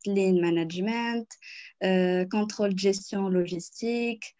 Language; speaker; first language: French; non-native, local second language; Arabic